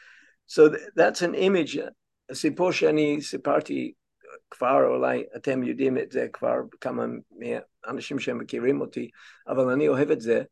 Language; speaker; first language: Hebrew; non-native, fluent; English